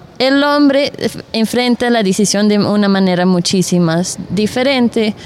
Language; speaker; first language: Spanish; non-native, fluent; Dutch